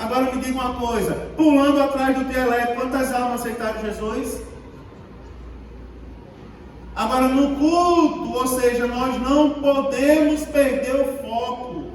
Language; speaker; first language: Portuguese; native; Portuguese